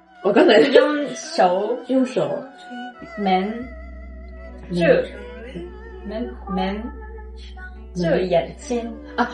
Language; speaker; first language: Chinese; non-native, learner; Japanese